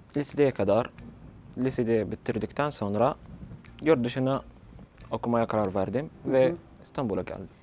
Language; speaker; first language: Turkish; non-native, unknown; Arabic